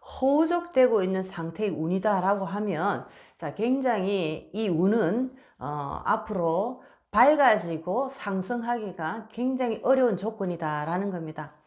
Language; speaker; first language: Korean; native; Korean